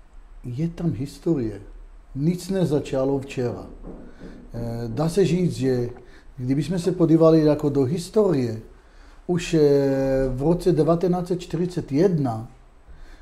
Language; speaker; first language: Czech; non-native, fluent; Hebrew